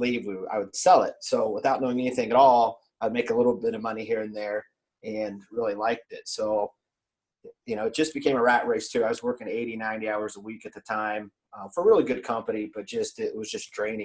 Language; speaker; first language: English; native; English